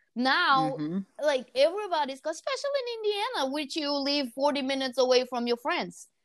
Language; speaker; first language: English; non-native, fluent; Portuguese